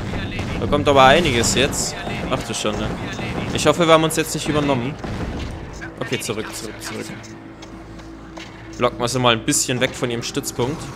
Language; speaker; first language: German; native; German